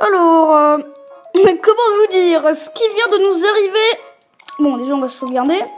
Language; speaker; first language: French; native; French